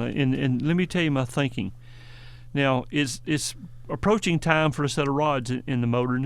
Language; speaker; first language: English; native; English